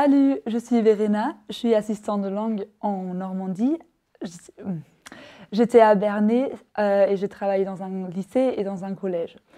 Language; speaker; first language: French; non-native, fluent; German